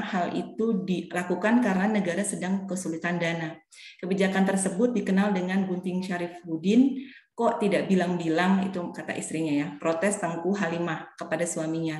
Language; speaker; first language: Indonesian; native; Indonesian